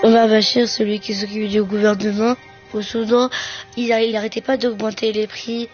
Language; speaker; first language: French; early bilingual, other home language; Arabic